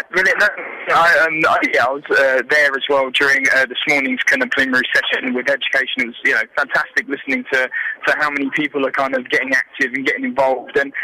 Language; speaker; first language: English; native; English